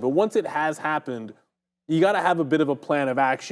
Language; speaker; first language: English; native; English